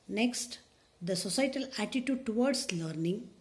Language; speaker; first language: English; non-native, local second language; Kannada